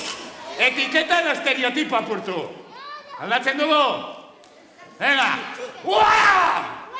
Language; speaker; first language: Basque; non-native, local second language; Spanish